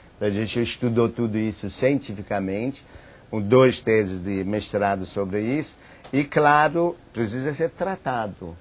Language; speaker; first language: Portuguese; non-native, fluent; Persian